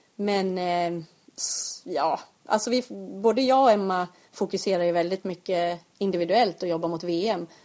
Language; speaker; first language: Swedish; native; Swedish